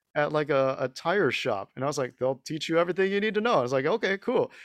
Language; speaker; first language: English; early bilingual, other home language; Chinese